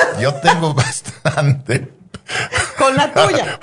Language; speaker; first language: Spanish; non-native, fluent; English